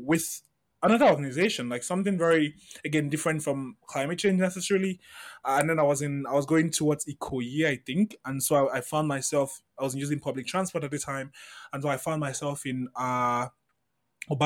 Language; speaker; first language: English; non-native, local second language; Yoruba